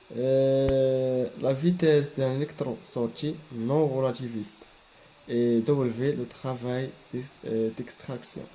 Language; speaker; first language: French; non-native, local second language; Arabic